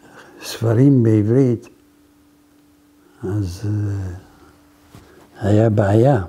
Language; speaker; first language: Hebrew; non-native, fluent; Arabic